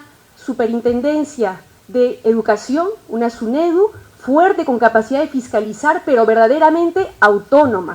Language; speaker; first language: Spanish; native; Spanish